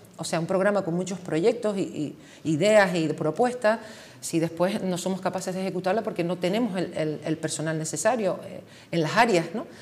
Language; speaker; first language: Spanish; native; Spanish